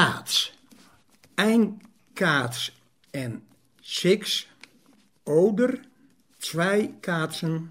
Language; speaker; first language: German; non-native, learner; Dutch